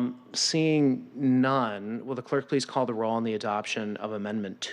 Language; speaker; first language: English; native; English